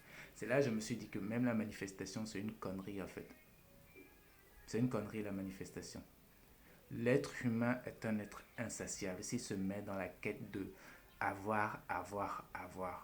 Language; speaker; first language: French; native; French